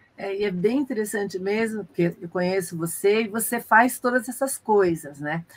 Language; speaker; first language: Portuguese; native; Portuguese